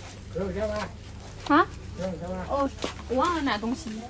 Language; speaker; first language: Chinese; non-native, learner; Lao